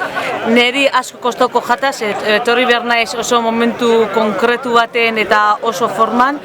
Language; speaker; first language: Basque; native; Basque